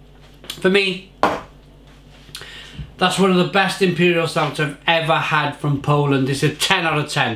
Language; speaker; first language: English; native; English